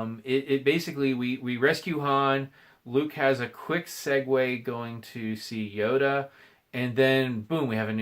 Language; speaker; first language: English; native; English